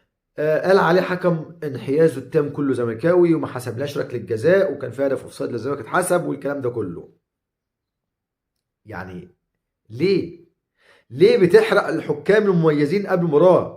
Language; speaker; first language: Arabic; native; Arabic